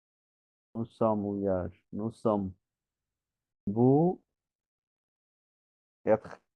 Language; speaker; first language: French; non-native, learner; Bangla